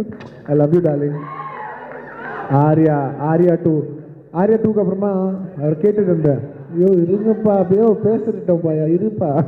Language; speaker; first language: Tamil; non-native, local second language; Telugu